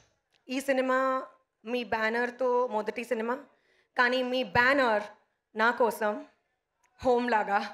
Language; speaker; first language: Telugu; non-native, local second language; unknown